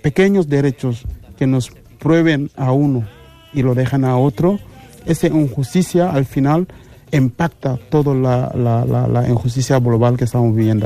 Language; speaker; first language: Spanish; non-native, fluent; Wolof